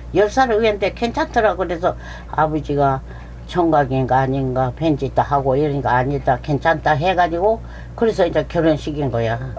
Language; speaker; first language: Korean; non-native, fluent; Japanese